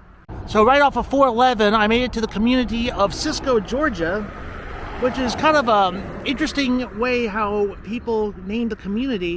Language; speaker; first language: English; native; English